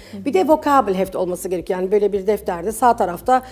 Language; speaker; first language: Turkish; early bilingual, other home language; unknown